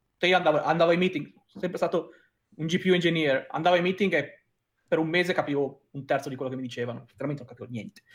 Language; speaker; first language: Italian; native; Italian